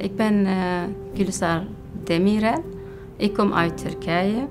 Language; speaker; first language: Dutch; non-native, learner; Turkish